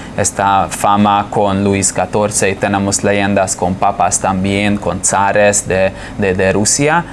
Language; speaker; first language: Spanish; non-native, fluent; Hungarian